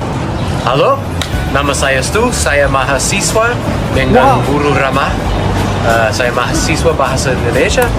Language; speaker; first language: Indonesian; non-native, learner; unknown